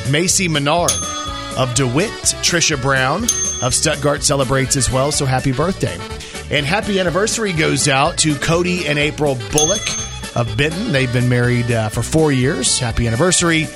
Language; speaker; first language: English; native; English